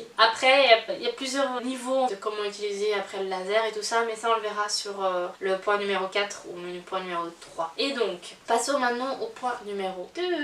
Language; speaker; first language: French; native; French